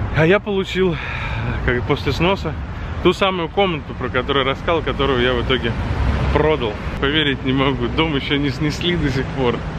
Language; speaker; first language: Russian; native; Russian